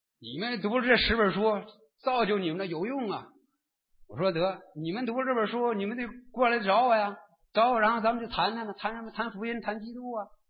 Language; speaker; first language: Chinese; native; Chinese